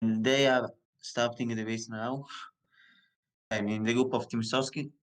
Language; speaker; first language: English; non-native, learner; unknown